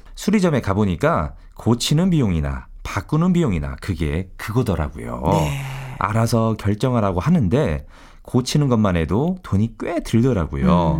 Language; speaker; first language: Korean; native; Korean